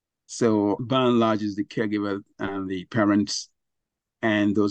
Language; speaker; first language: English; non-native, local second language; Igbo